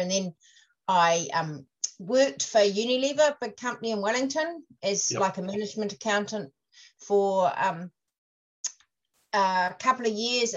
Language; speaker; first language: English; native; English